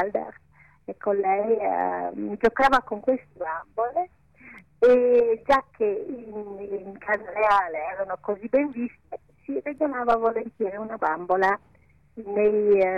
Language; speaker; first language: Italian; non-native, local second language; Ladin